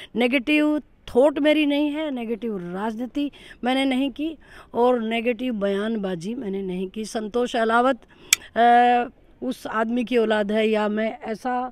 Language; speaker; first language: Hindi; native; Hindi